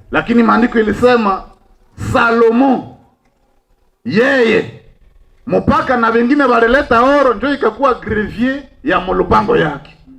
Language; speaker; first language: Swahili; non-native, local second language; Nande